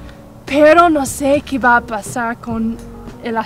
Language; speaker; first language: Spanish; non-native, learner; English